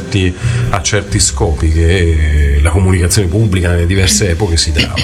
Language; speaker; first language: Italian; native; Italian